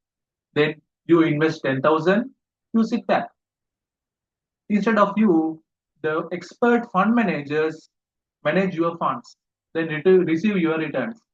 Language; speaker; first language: English; non-native, local second language; Sinhala